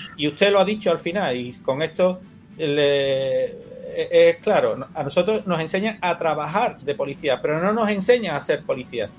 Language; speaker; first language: Spanish; native; Spanish